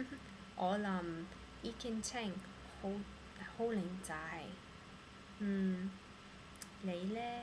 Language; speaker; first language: Cantonese; non-native, learner; English